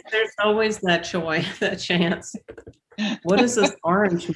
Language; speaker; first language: English; native; English